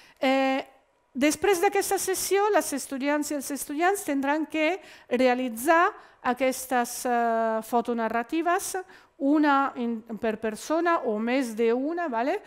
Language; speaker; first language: Catalan; non-native, fluent; Italian